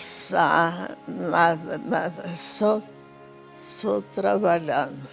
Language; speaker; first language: Portuguese; non-native, fluent; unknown